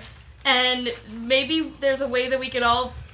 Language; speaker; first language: English; native; English